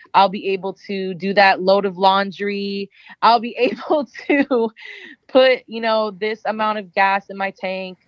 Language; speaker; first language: English; native; English